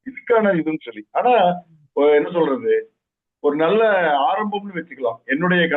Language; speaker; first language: Tamil; native; Tamil